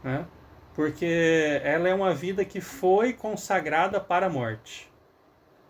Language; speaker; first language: Portuguese; native; Portuguese